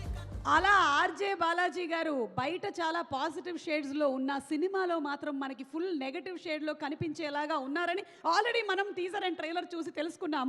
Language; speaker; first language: Telugu; native; Telugu